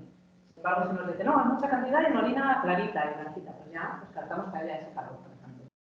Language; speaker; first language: Spanish; native; Spanish